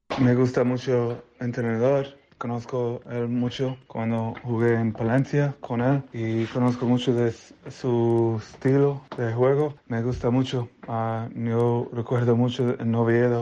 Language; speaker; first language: Spanish; non-native, learner; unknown